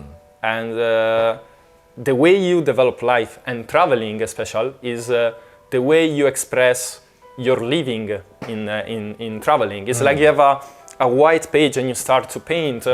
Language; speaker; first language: English; non-native, fluent; Italian